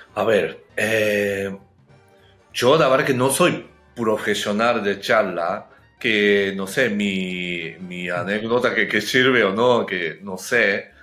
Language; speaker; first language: Spanish; non-native, fluent; Japanese